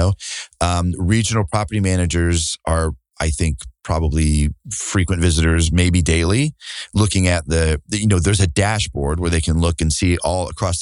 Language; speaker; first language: English; native; English